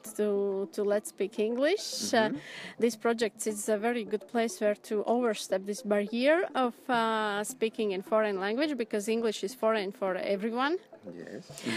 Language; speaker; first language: English; non-native, learner; Latvian